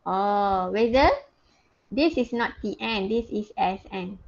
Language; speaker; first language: English; non-native, local second language; Malay